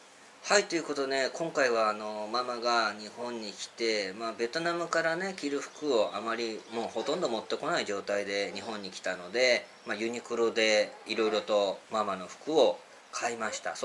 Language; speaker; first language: Japanese; native; Japanese